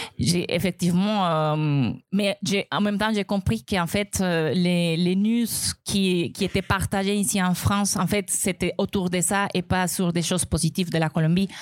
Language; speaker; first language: French; non-native, fluent; Spanish